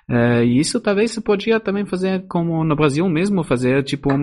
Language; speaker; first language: Portuguese; non-native, fluent; German